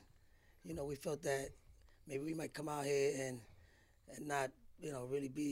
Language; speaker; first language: English; early bilingual, other home language; Spanish